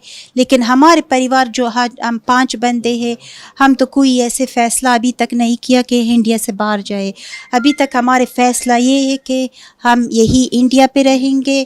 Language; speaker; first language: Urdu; non-native, fluent; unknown